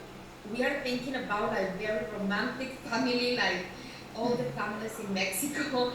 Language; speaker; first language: English; non-native, learner; Spanish